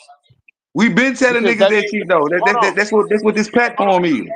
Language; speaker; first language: English; native; English